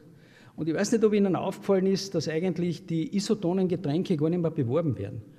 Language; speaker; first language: German; native; German